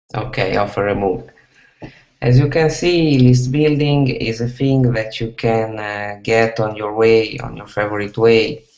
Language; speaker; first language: English; non-native, fluent; Italian